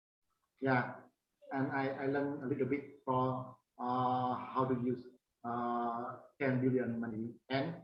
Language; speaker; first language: English; non-native, learner; Vietnamese